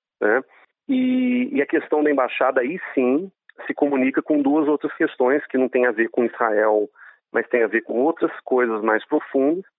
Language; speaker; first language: Portuguese; non-native, fluent; Hebrew